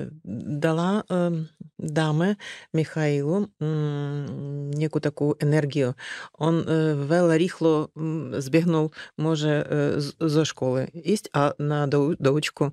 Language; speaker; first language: Slovak; non-native, learner; Ukrainian